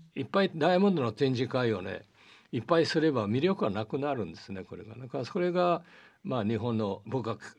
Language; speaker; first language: Japanese; early bilingual, heritage; Portuguese